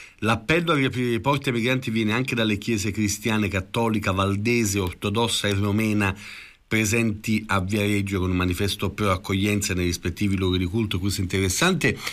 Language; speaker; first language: Italian; native; Italian